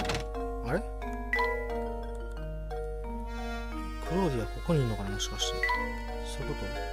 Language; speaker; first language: Japanese; native; Japanese